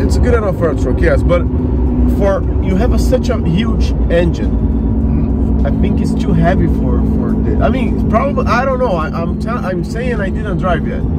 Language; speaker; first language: English; non-native, fluent; Portuguese